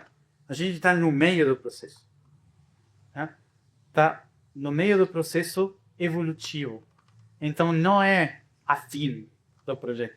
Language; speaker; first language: Portuguese; non-native, fluent; Spanish